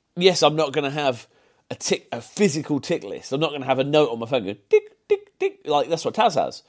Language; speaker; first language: English; native; English